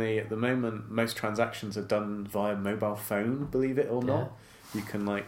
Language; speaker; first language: English; native; English